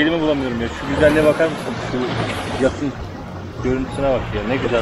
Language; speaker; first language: Turkish; native; Turkish